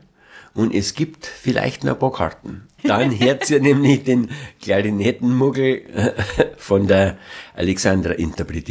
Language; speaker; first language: German; native; German